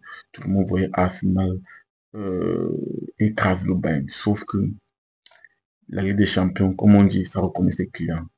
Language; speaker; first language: French; native; French